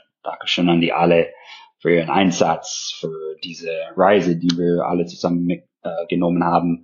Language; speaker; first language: German; non-native, fluent; English